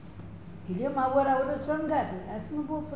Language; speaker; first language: Arabic; non-native, learner; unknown